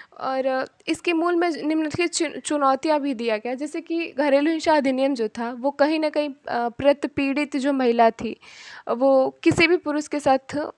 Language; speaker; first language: Hindi; native; Hindi